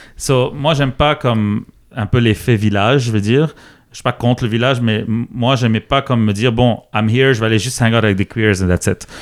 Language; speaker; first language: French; non-native, local second language; Arabic